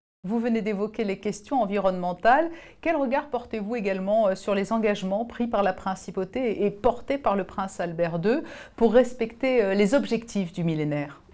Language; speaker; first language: French; native; French